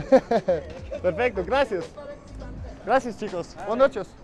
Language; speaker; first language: Spanish; non-native, learner; Danish